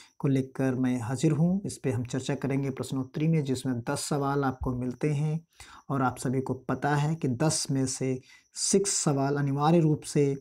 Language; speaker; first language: Hindi; native; Hindi